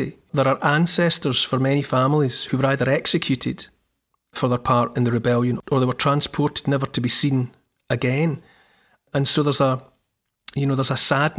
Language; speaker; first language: English; native; English